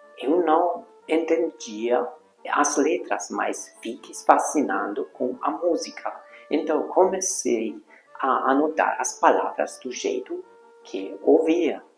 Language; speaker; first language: Portuguese; non-native, fluent; Hungarian